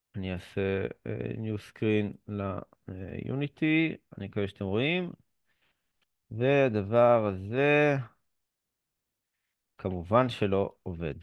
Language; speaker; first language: Hebrew; native; Hebrew